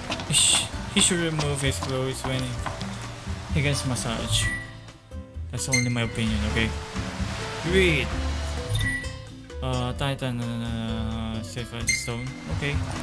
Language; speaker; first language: English; non-native, local second language; Filipino